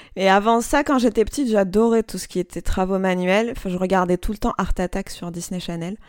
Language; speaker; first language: French; non-native, local second language; Arabic